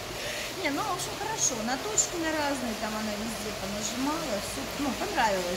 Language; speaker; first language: Russian; native; Russian